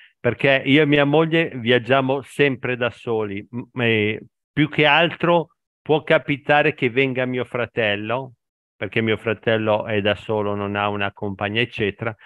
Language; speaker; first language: Italian; native; Italian